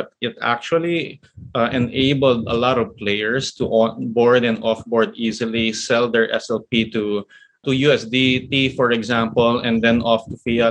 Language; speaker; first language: English; non-native, local second language; Filipino